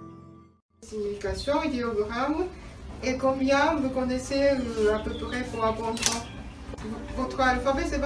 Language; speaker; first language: French; non-native, learner; Japanese